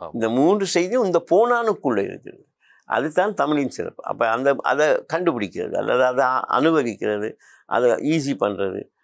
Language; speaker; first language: Tamil; non-native, local second language; Memoni